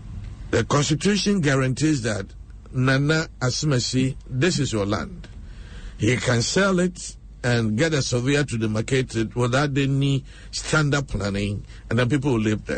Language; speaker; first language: English; non-native, local second language; Akan